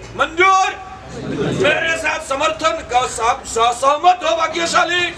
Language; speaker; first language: Hindi; non-native, local second language; Gujarati